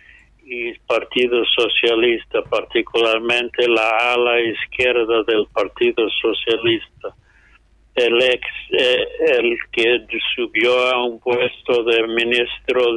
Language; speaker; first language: Spanish; non-native, fluent; English